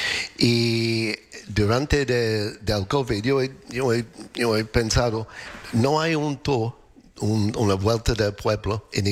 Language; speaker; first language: Spanish; non-native, fluent; English